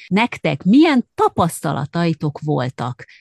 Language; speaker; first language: Hungarian; native; Hungarian